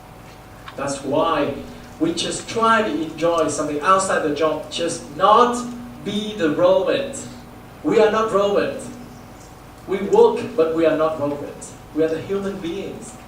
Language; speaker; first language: English; non-native, fluent; Vietnamese